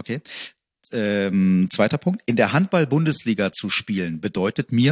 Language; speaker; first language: German; native; German